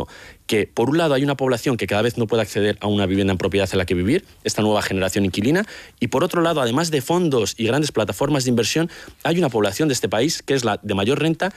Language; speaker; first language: Spanish; native; Spanish